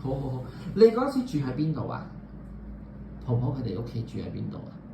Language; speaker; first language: Cantonese; native; Cantonese